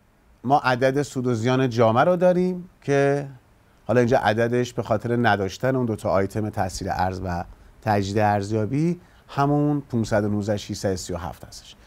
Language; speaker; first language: Persian; native; Persian